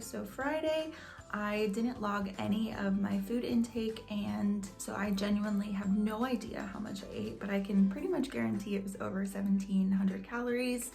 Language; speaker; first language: English; native; English